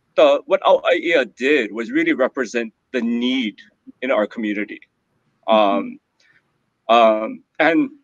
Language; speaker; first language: English; native; English